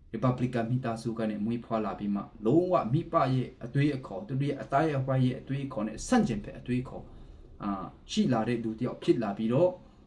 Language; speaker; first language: Burmese; non-native, local second language; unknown